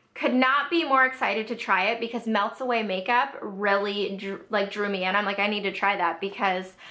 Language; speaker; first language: English; native; English